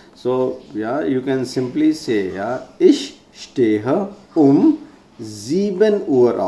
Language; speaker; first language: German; non-native, fluent; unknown